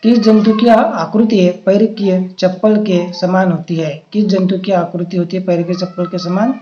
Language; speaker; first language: Hindi; non-native, local second language; Marathi